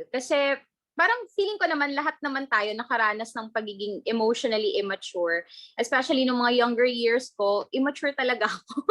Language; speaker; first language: Filipino; non-native, local second language; Cebuano